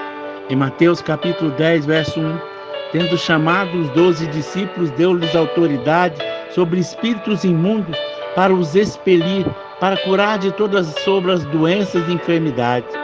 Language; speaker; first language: Portuguese; native; Portuguese